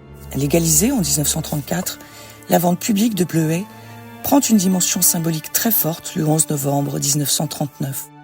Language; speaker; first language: French; native; French